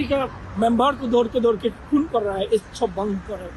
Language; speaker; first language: Hindi; non-native, learner; Bangla